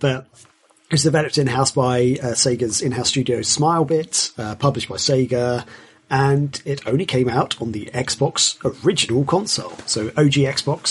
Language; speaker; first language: English; native; English